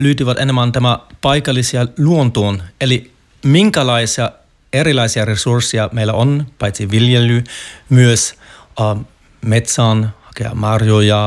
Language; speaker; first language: Finnish; non-native, fluent; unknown